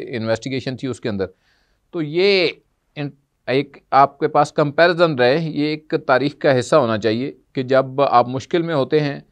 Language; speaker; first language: Urdu; non-native, local second language; Punjabi